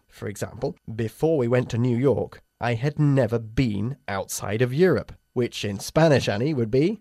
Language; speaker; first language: English; native; English